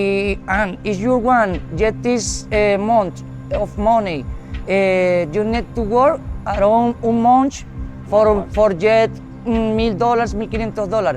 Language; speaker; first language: English; non-native, learner; Spanish